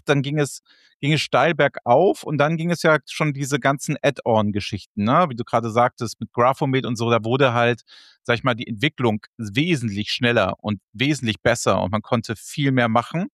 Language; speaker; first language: German; native; German